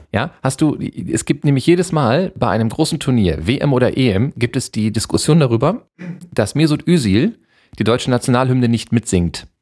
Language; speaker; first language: German; native; German